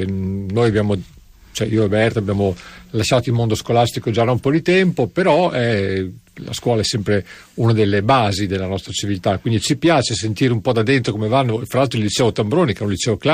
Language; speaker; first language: Italian; native; Italian